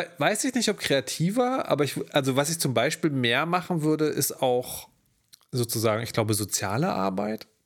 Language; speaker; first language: German; native; German